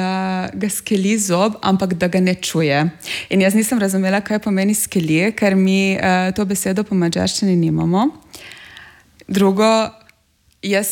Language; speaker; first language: Slovenian; non-native, fluent; Hungarian